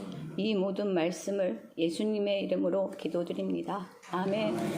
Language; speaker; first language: Korean; native; Korean